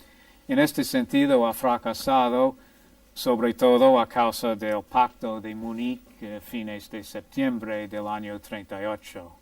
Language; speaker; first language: Spanish; non-native, fluent; English